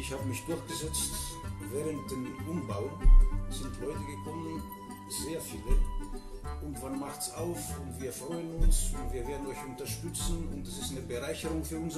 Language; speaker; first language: German; non-native, fluent; Greek